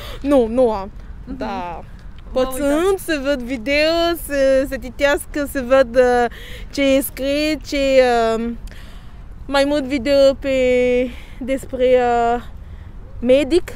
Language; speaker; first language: Romanian; non-native, local second language; Russian